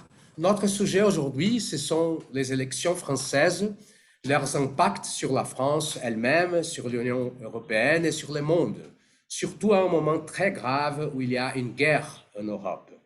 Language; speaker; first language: French; non-native, fluent; Portuguese